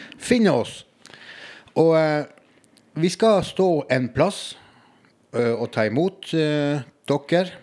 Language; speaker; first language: Norwegian; native; Norwegian